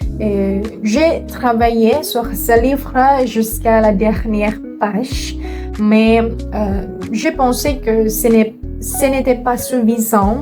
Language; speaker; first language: French; non-native, learner; Indonesian